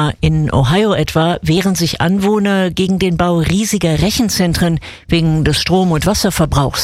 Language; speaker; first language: German; native; German